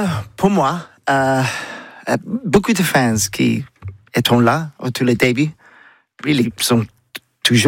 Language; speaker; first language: French; non-native, learner; English